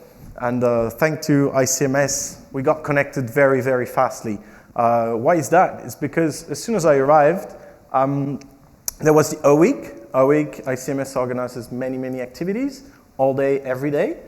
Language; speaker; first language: English; non-native, fluent; French